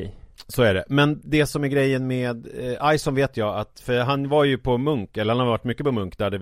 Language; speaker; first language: Swedish; native; Swedish